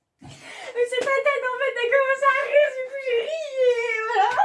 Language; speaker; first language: French; native; French